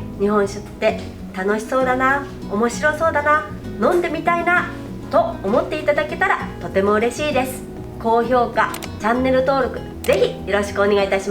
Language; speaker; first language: Japanese; native; Japanese